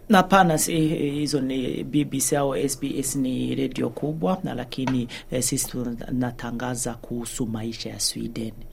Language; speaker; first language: Swahili; non-native, local second language; Rundi